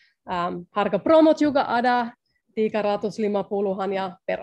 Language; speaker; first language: Indonesian; non-native, learner; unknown